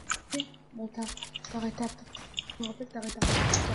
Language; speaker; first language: French; native; French